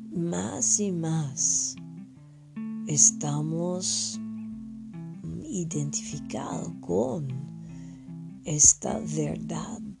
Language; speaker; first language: Spanish; non-native, fluent; French